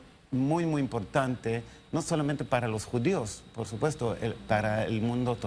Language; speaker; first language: Spanish; non-native, learner; Hebrew